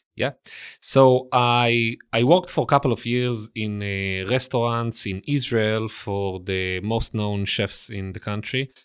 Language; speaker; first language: English; non-native, fluent; Hebrew